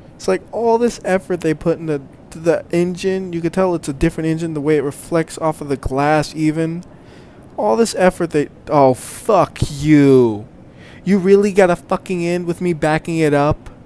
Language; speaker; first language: English; native; English